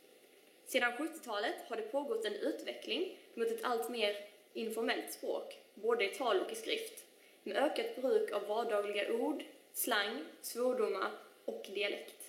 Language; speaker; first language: Swedish; native; Swedish